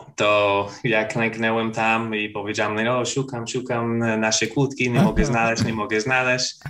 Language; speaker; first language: Polish; non-native, fluent; English